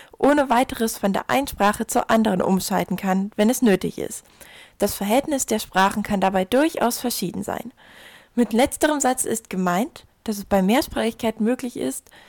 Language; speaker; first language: German; native; German